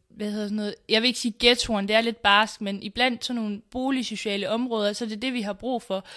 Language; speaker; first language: Danish; early bilingual, other home language; Central Kurdish